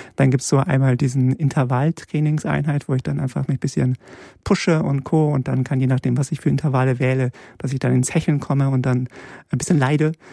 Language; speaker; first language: German; early bilingual, other home language; Polish